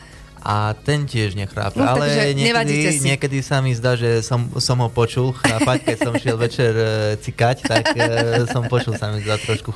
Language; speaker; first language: Slovak; native; Slovak